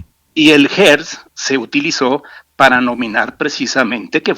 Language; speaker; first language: Spanish; native; Spanish